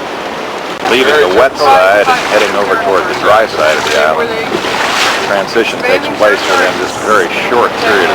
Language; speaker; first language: English; native; English